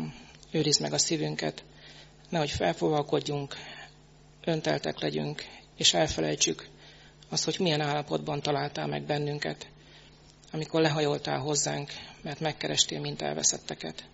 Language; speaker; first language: Hungarian; native; Hungarian